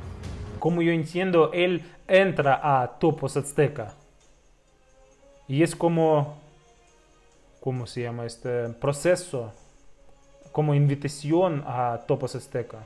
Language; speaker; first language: Spanish; non-native, fluent; Russian